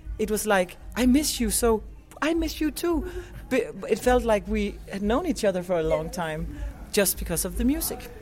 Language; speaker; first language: English; non-native, fluent; Danish